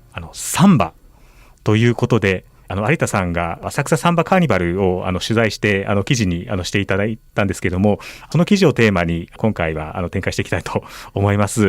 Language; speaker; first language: Japanese; native; Japanese